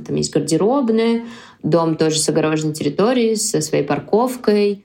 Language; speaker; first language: Russian; native; Russian